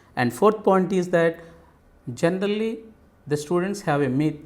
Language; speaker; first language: English; non-native, local second language; Telugu